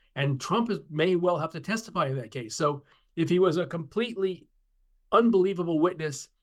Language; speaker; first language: English; native; English